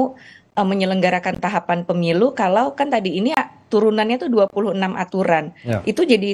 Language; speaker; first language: Indonesian; native; Indonesian